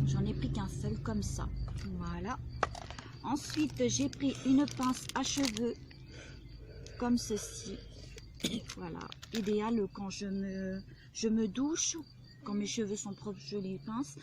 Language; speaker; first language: French; native; French